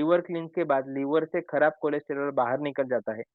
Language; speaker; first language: Hindi; non-native, local second language; Marathi